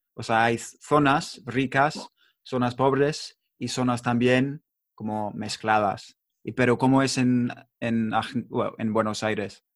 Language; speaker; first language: Spanish; non-native, learner; English